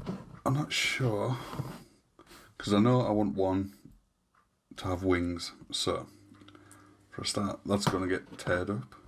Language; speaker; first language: English; native; English